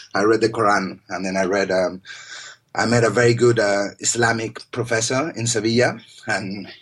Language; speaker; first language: English; non-native, fluent; Spanish